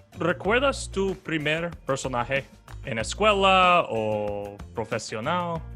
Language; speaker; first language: Spanish; non-native, learner; English